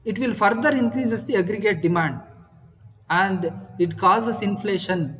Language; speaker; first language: English; non-native, local second language; Kannada